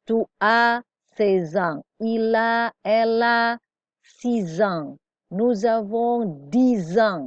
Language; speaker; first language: French; non-native, fluent; Indonesian